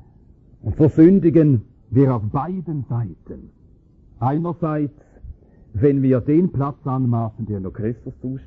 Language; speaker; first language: German; native; German